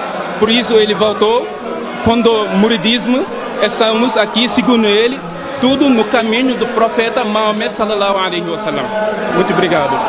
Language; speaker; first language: Portuguese; non-native, fluent; Wolof